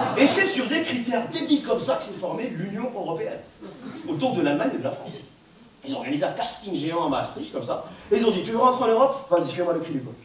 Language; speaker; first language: French; native; French